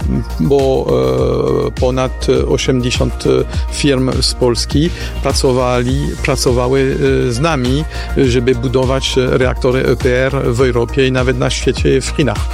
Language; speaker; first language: Polish; non-native, learner; French